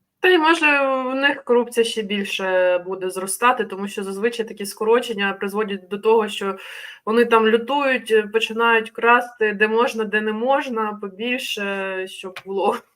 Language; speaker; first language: Ukrainian; native; Ukrainian